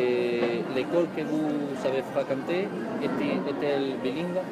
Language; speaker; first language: French; non-native, learner; Spanish